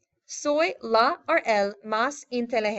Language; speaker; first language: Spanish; non-native, fluent; English